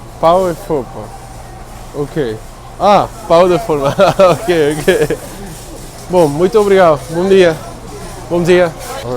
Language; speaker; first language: Portuguese; non-native, learner; Dutch